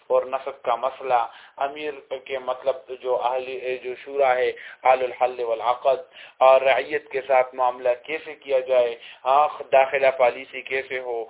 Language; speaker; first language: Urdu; non-native, local second language; Pashto